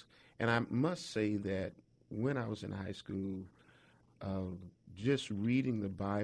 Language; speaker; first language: English; native; English